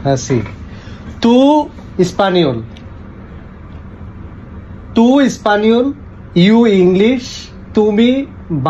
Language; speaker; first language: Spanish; non-native, learner; Bangla